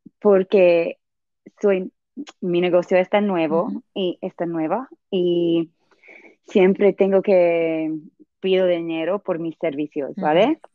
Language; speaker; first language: Spanish; non-native, learner; English